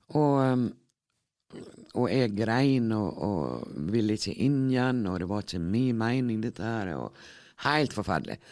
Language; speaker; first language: Norwegian; native; Norwegian